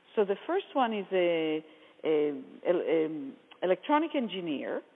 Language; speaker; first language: English; non-native, fluent; Hebrew